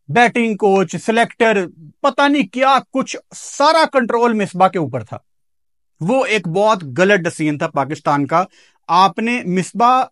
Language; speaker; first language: Urdu; non-native, local second language; Punjabi